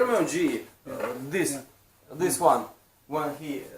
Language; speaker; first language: English; non-native, learner; Russian